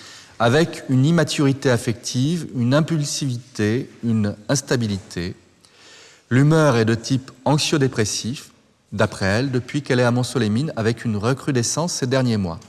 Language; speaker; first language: French; native; French